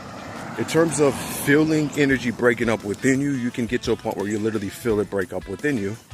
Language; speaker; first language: English; native; English